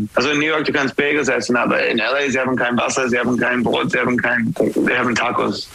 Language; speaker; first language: German; non-native, fluent; English